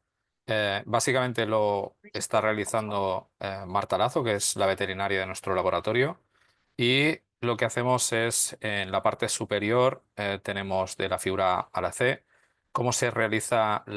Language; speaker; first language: Spanish; native; Spanish